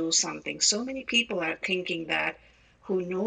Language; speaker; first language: English; non-native, local second language; Malayalam